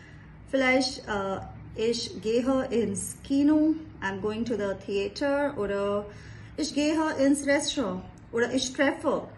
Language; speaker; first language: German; non-native, fluent; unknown